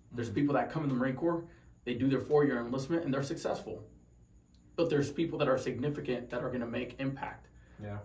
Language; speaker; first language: English; native; English